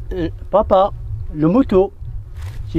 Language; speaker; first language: French; non-native, learner; Central Atlas Tamazight